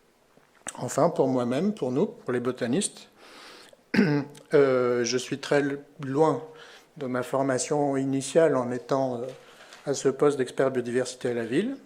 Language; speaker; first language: French; native; French